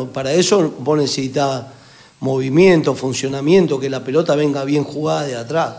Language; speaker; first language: Spanish; native; Spanish